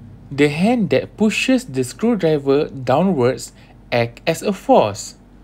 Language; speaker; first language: English; non-native, local second language; Malay